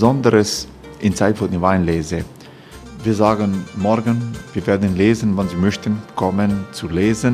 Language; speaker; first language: German; non-native, fluent; Croatian